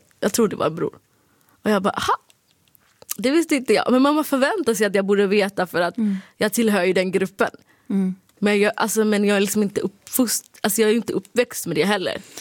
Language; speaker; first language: Swedish; early bilingual, other home language; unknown